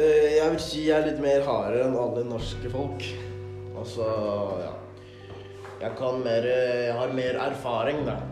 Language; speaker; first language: Norwegian; early bilingual, other home language; Thai